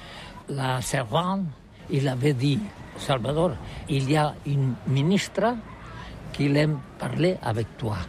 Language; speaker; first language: French; non-native, learner; Catalan